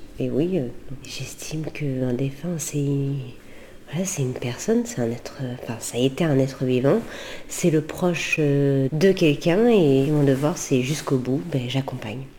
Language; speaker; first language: French; native; French